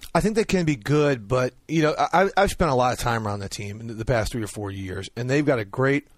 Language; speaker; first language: English; native; English